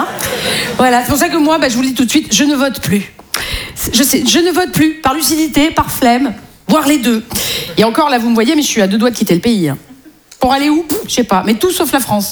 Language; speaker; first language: French; native; French